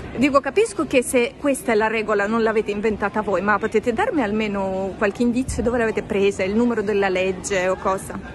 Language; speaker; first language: Italian; non-native, fluent; Russian